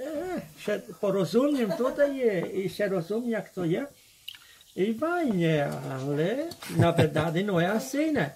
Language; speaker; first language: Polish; early bilingual, heritage; Polish